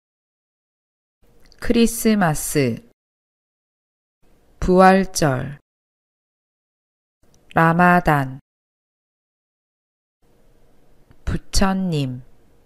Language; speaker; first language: Korean; native; Korean